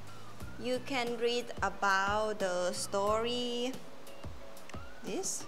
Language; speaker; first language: English; non-native, learner; Thai